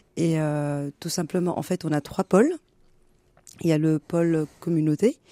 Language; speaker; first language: French; non-native, local second language; Arabic